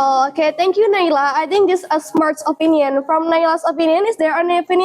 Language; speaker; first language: English; non-native, learner; Indonesian